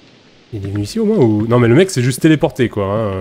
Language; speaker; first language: French; native; French